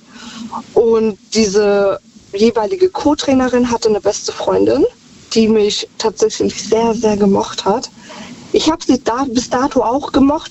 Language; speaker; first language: German; native; German